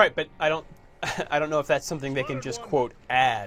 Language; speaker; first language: English; native; English